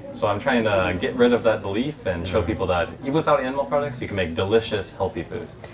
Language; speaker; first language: English; native; English